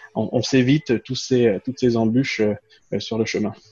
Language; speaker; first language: French; native; French